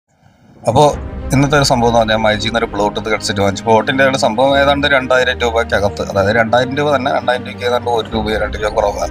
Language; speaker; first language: Malayalam; native; Malayalam